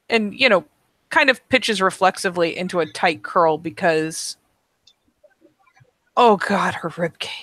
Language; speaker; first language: English; native; English